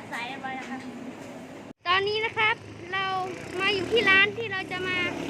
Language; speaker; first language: Thai; native; Thai